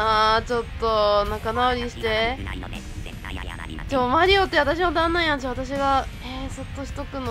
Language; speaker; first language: Japanese; native; Japanese